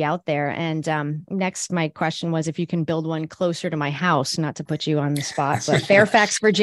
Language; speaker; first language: English; native; English